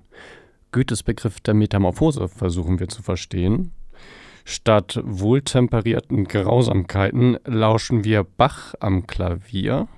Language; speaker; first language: German; native; German